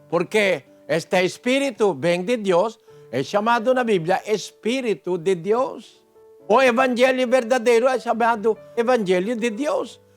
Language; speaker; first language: Portuguese; non-native, fluent; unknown